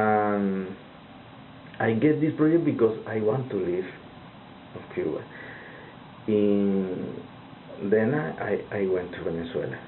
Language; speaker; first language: English; non-native, learner; Spanish